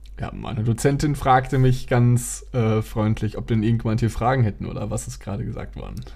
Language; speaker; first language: German; native; German